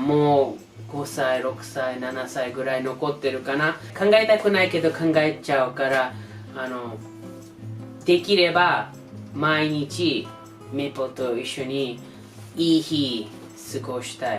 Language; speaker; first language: Japanese; non-native, learner; English